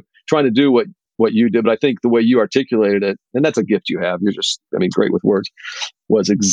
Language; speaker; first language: English; native; English